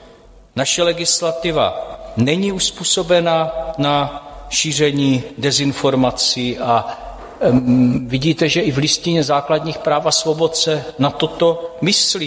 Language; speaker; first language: Czech; native; Czech